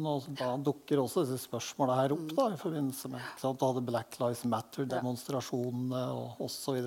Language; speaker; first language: Norwegian; native; Norwegian